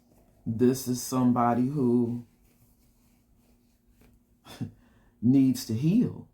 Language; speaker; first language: English; native; English